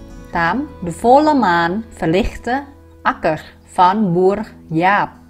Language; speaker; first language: Dutch; non-native, fluent; Vietnamese